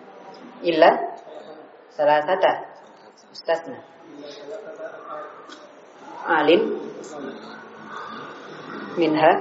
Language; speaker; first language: Arabic; non-native, fluent; Indonesian